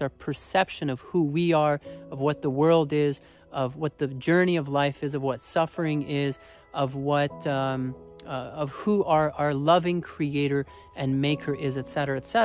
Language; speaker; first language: English; native; English